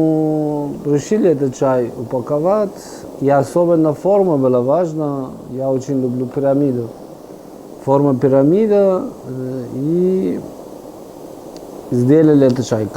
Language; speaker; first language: Russian; non-native, fluent; Persian